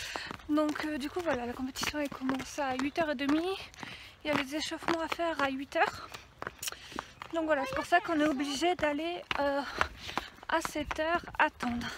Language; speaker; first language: French; native; French